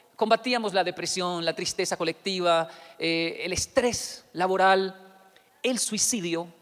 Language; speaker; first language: Spanish; native; Spanish